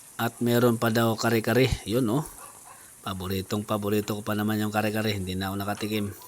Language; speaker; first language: Filipino; non-native, local second language; Cebuano